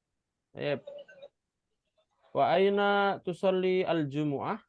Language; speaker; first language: Arabic; non-native, fluent; Indonesian